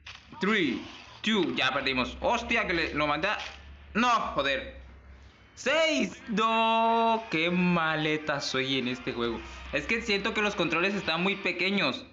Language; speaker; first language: Spanish; native; Spanish